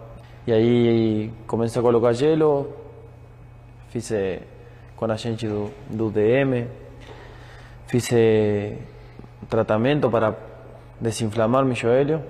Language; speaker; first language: Portuguese; non-native, learner; Spanish